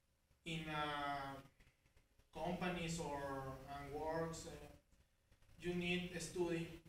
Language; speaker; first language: English; non-native, learner; Spanish